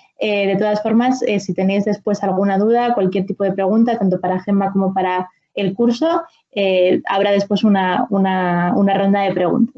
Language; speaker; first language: Spanish; native; Spanish